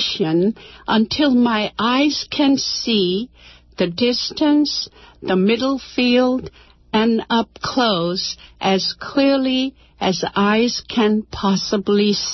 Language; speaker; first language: English; non-native, fluent; Korean